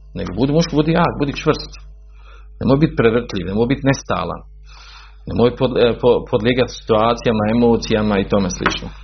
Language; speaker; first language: Croatian; native; Croatian